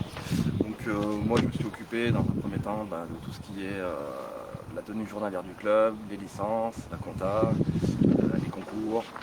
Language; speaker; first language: French; native; French